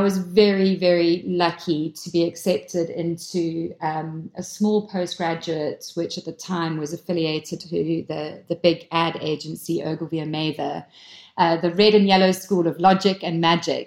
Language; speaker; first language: English; native; English